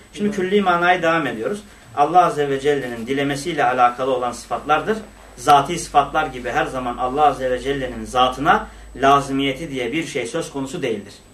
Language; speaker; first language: Turkish; non-native, local second language; Kurdish